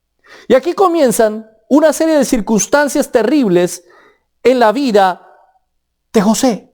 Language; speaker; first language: Spanish; native; Spanish